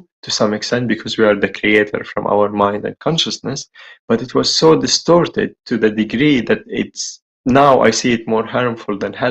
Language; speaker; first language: English; non-native, fluent; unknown